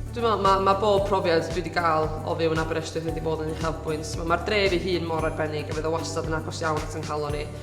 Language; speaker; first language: Welsh; native; Welsh